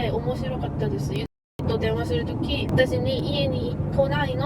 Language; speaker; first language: Japanese; non-native, learner; Korean